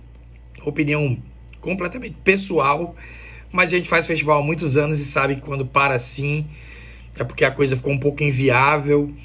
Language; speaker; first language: Portuguese; native; Portuguese